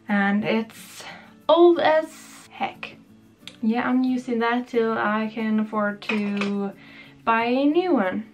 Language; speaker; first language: English; non-native, fluent; Swedish